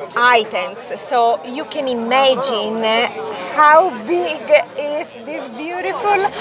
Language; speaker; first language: English; non-native, fluent; Italian